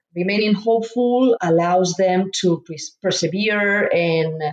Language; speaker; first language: English; non-native, fluent; Spanish